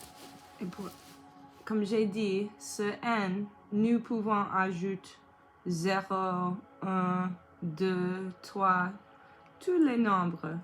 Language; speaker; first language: French; non-native, learner; English